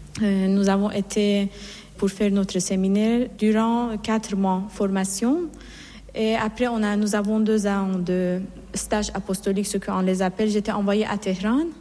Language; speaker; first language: French; non-native, fluent; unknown